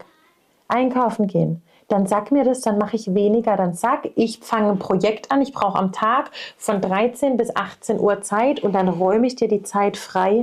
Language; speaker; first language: German; native; German